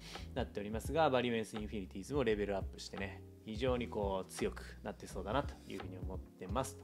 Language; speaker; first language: Japanese; native; Japanese